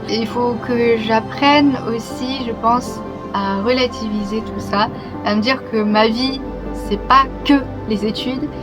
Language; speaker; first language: French; early bilingual, other home language; Vietnamese